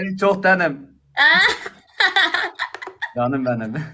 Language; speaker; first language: Turkish; native; Turkish